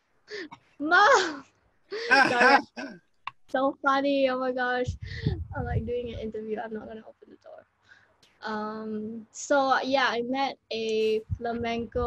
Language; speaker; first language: English; native; English